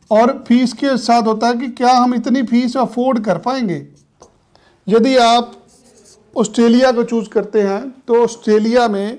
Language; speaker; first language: Hindi; non-native, local second language; Punjabi